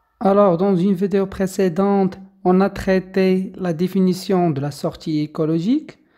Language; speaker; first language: French; non-native, local second language; Arabic